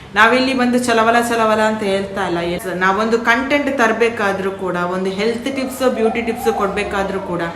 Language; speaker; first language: Kannada; non-native, local second language; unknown